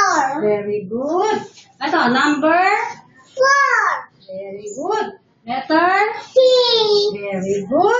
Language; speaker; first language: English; non-native, local second language; Filipino